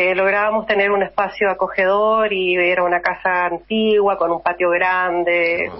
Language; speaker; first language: Spanish; native; Spanish